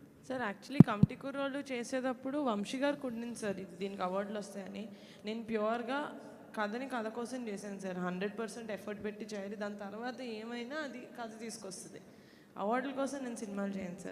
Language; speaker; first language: Telugu; native; Telugu